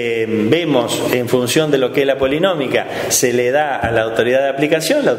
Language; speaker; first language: Spanish; native; Spanish